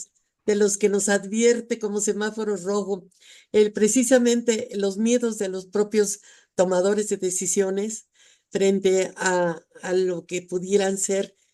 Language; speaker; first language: Spanish; native; Spanish